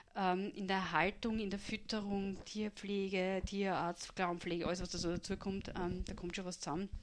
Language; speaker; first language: German; native; German